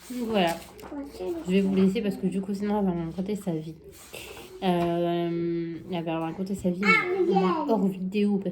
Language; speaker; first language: French; native; French